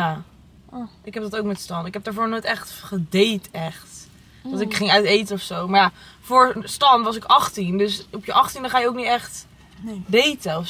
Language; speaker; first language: Dutch; native; Dutch